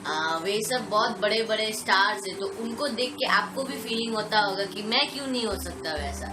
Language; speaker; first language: Hindi; non-native, local second language; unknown